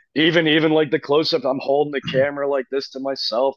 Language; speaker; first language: English; native; English